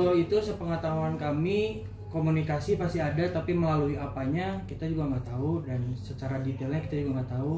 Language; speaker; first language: Indonesian; native; Indonesian